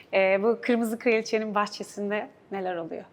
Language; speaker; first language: Turkish; native; Turkish